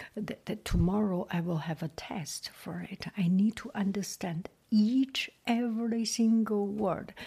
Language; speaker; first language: English; non-native, fluent; Chinese